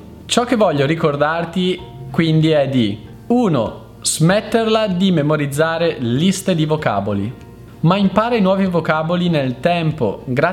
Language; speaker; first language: Italian; native; Italian